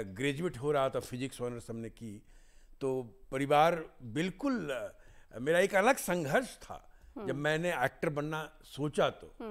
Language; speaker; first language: Hindi; native; Hindi